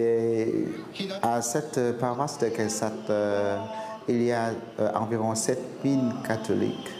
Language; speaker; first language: French; non-native, fluent; Vietnamese